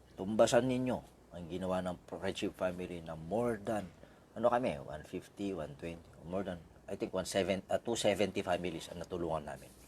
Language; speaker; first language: Filipino; non-native, local second language; Iloko